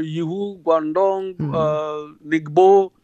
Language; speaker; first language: English; non-native, local second language; Kinyarwanda